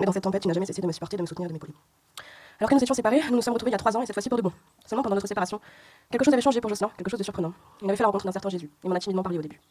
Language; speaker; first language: French; native; French